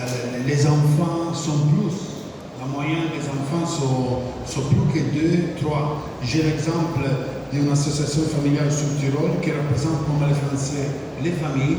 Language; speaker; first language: French; non-native, fluent; Italian